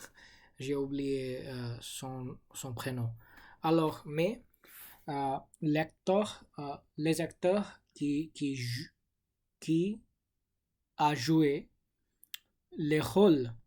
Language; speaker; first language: French; non-native, learner; English